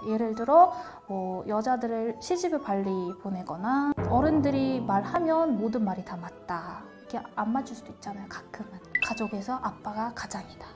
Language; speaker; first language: Korean; non-native, fluent; Uzbek